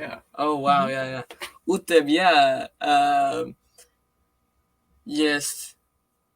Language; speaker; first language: Russian; non-native, learner; English